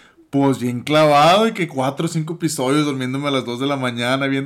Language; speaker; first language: Spanish; early bilingual, other home language; English